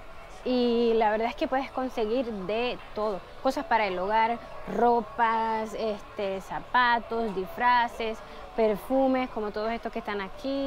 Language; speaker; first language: Spanish; early bilingual, heritage; Spanish